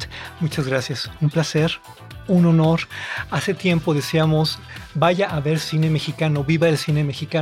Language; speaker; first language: Spanish; native; Spanish